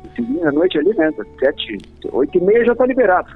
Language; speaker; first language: Portuguese; native; Portuguese